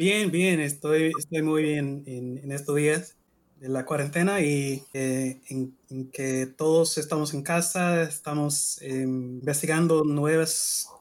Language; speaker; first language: Spanish; non-native, learner; English